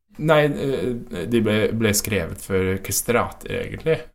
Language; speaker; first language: Norwegian; non-native, fluent; English